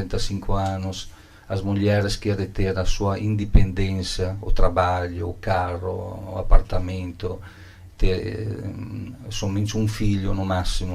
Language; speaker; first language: Portuguese; non-native, learner; Italian